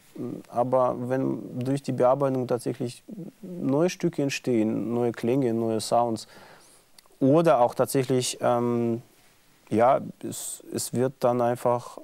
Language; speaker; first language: German; non-native, fluent; Russian